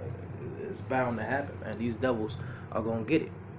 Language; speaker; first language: English; native; English